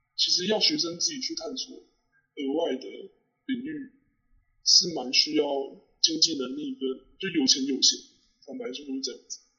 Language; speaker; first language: Chinese; native; Chinese